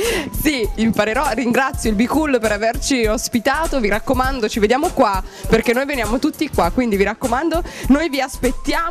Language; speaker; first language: Italian; native; Italian